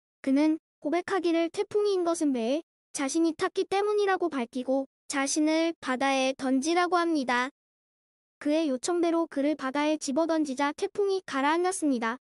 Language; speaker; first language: Korean; native; Korean